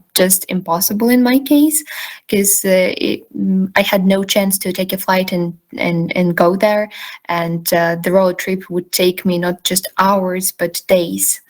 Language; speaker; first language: English; non-native, fluent; Ukrainian